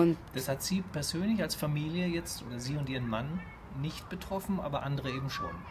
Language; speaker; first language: German; native; German